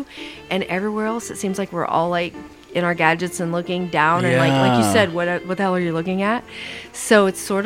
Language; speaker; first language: English; native; English